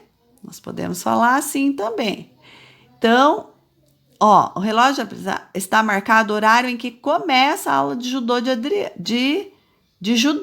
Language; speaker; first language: Portuguese; native; Portuguese